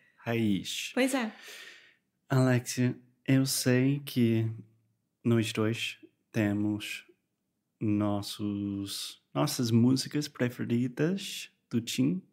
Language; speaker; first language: Portuguese; non-native, fluent; English